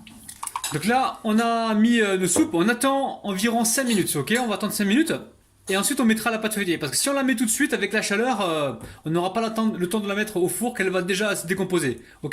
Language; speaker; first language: French; native; French